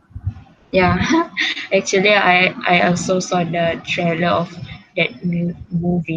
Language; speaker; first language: English; non-native, local second language; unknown